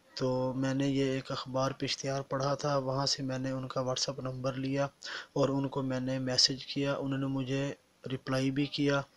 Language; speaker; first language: Urdu; non-native, local second language; Punjabi